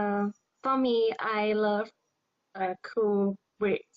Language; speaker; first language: English; non-native, learner; Thai